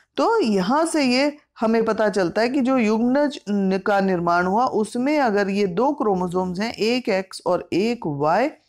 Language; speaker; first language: Hindi; native; Hindi